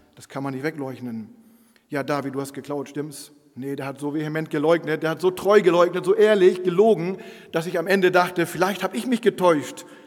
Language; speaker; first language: German; non-native, local second language; Low German